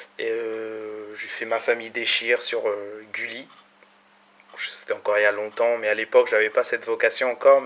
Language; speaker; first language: French; early bilingual, other home language; Malagasy